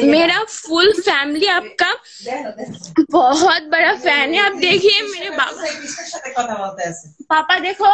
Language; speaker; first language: Hindi; non-native, learner; Bangla